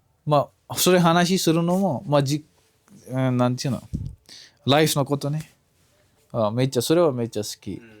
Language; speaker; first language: Japanese; non-native, fluent; Kashmiri